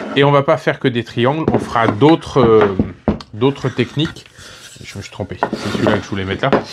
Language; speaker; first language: French; native; French